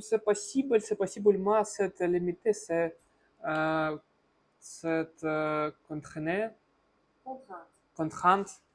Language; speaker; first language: French; non-native, learner; Russian